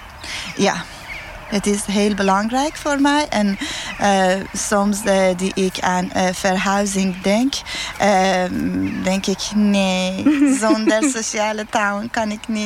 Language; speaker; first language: Dutch; non-native, learner; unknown